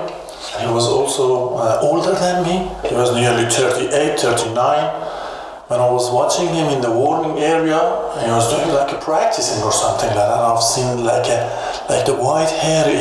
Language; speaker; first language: English; non-native, fluent; Persian